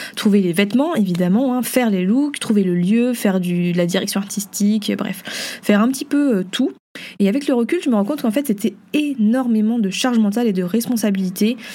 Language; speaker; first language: French; early bilingual, other home language; Vietnamese